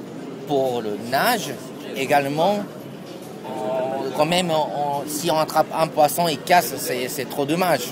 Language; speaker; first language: French; non-native, learner; Japanese